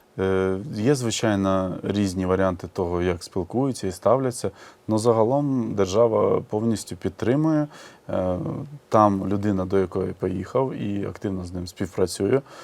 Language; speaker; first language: Ukrainian; native; Ukrainian